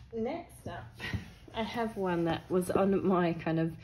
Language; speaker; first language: English; native; English